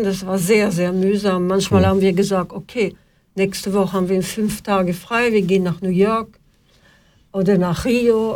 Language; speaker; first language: German; non-native, fluent; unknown